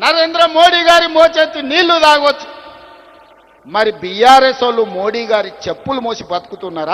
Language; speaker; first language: Telugu; native; Telugu